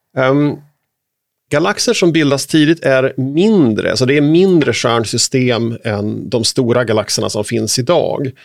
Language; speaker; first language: Swedish; native; Swedish